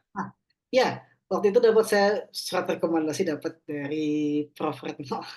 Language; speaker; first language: Indonesian; native; Indonesian